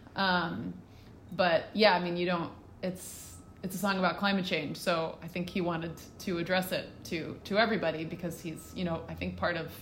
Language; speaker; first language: English; native; English